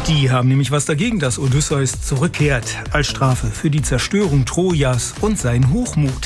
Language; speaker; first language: German; native; German